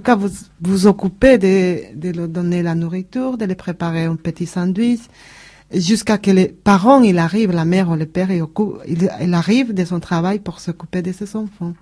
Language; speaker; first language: French; non-native, learner; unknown